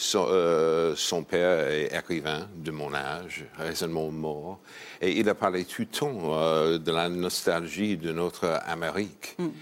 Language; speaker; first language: French; non-native, fluent; English